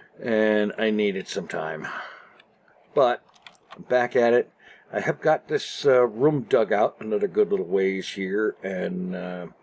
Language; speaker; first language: English; native; English